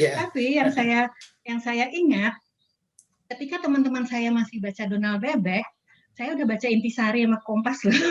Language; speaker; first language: Indonesian; native; Indonesian